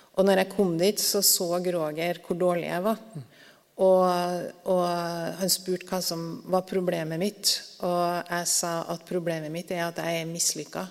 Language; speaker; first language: Norwegian; native; Norwegian